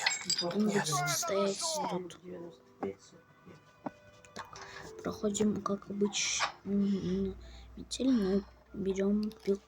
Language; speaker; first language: Russian; native; Russian